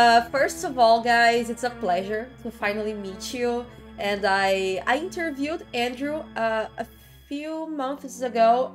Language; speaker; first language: English; non-native, fluent; Portuguese